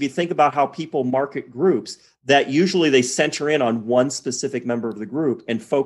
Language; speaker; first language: English; native; English